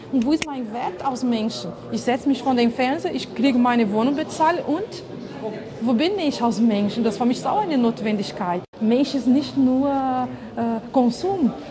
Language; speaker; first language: German; non-native, fluent; Portuguese